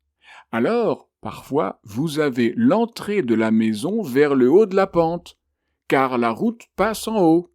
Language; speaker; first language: French; native; French